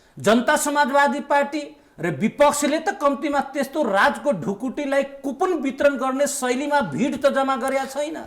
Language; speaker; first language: Nepali; non-native, local second language; Maithili